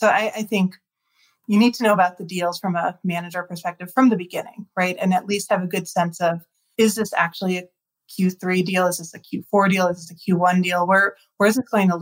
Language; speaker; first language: English; native; English